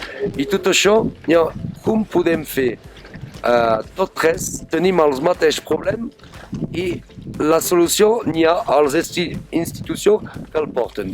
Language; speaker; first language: Catalan; non-native, fluent; French